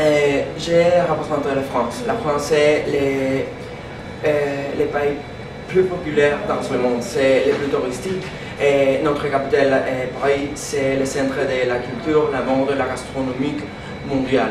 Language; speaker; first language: French; non-native, learner; Spanish